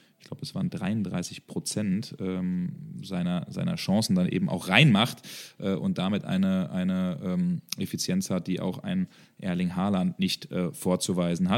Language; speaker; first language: German; native; German